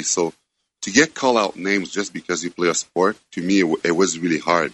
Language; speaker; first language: English; non-native, fluent; French